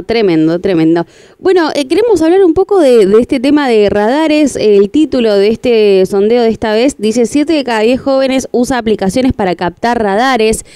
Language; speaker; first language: Spanish; native; Spanish